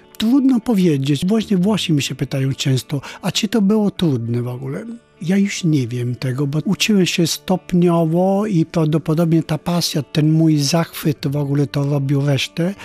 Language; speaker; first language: Polish; non-native, fluent; Italian